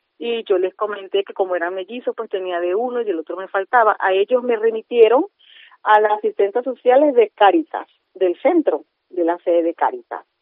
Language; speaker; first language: Spanish; native; Spanish